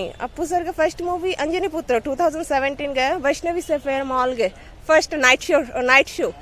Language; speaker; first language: Kannada; non-native, local second language; Bangla